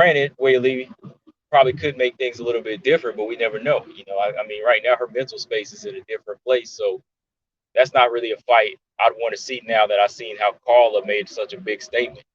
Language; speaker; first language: English; native; English